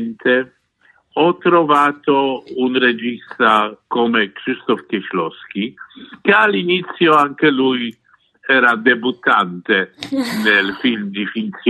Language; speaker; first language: Italian; non-native, fluent; Polish